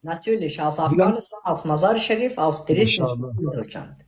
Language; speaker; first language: German; non-native, learner; Persian